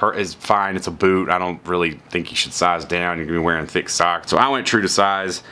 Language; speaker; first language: English; native; English